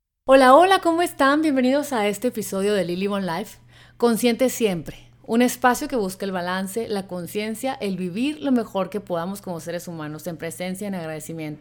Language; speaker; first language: Spanish; native; Spanish